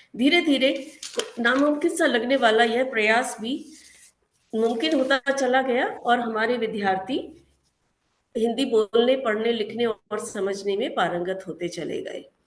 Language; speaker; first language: Hindi; native; Hindi